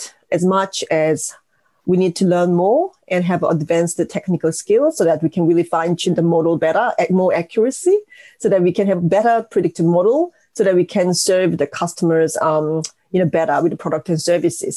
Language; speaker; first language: English; non-native, fluent; Korean